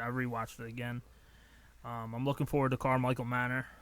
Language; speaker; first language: English; native; English